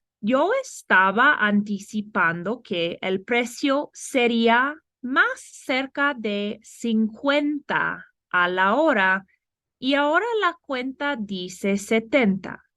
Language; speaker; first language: Spanish; non-native, fluent; English